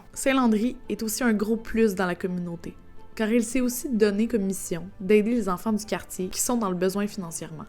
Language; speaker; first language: French; native; French